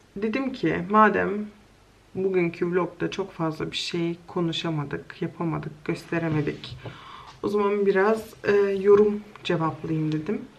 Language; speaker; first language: Turkish; early bilingual, heritage; Turkish